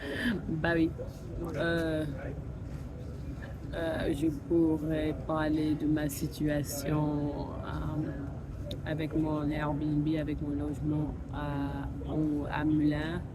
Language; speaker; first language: French; non-native, fluent; English